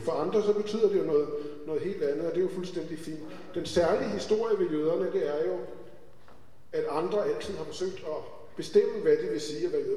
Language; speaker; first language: Danish; native; Danish